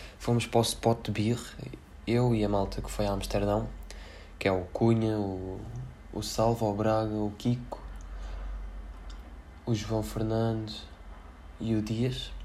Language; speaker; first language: Portuguese; native; Portuguese